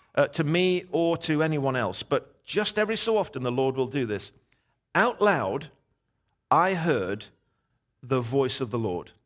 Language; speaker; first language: English; native; English